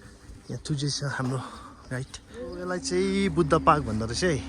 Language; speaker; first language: Nepali; non-native, local second language; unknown